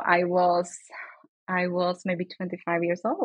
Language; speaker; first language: English; non-native, fluent; Czech